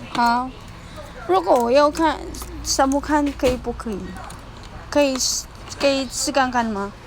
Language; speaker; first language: Chinese; non-native, learner; Filipino